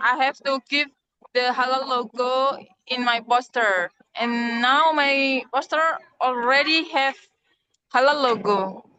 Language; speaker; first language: English; non-native, learner; Indonesian